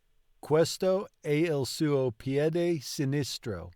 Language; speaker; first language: Italian; non-native, learner; English